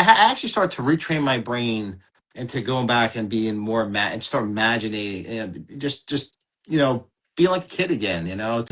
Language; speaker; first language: English; native; English